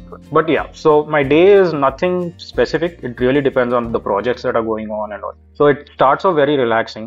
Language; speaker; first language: English; non-native, local second language; Urdu